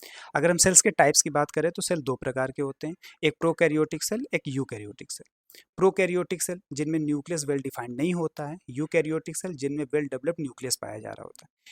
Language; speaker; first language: Hindi; native; Hindi